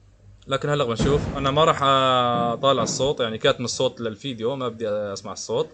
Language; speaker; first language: Arabic; native; Arabic